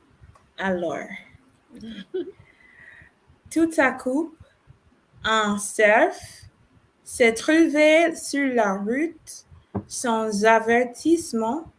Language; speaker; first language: French; non-native, learner; English